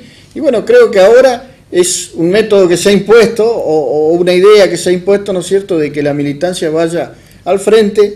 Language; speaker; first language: Spanish; native; Spanish